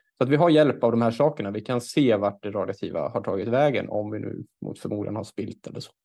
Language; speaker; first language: Swedish; native; Swedish